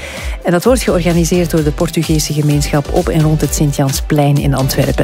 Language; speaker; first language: Dutch; native; Dutch